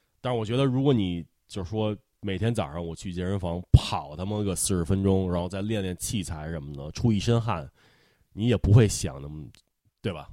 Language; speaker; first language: Chinese; early bilingual, heritage; Chinese